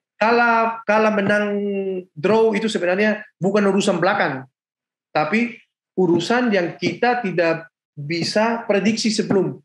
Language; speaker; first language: Indonesian; non-native, fluent; Spanish